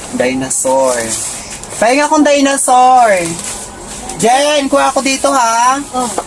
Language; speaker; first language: Filipino; non-native, local second language; Cebuano